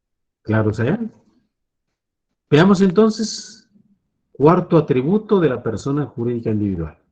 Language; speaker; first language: Spanish; native; Spanish